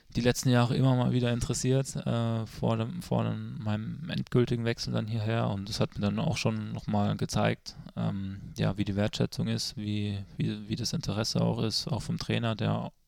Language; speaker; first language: German; native; German